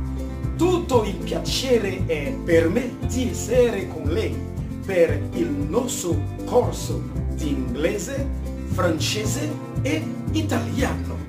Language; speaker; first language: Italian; non-native, fluent; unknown